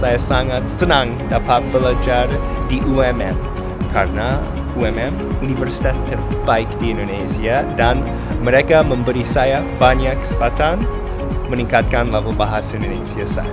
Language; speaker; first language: Indonesian; non-native, learner; English